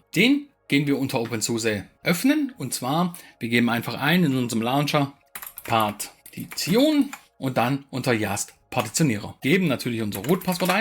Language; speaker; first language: German; native; German